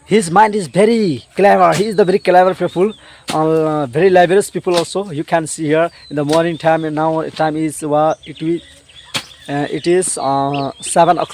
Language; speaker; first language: English; non-native, learner; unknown